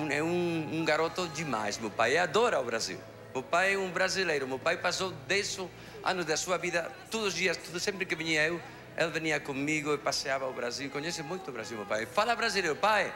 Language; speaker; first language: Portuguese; non-native, learner; Spanish